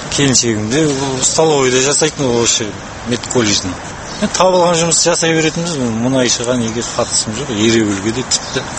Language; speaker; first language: Kazakh; early bilingual, heritage; Kazakh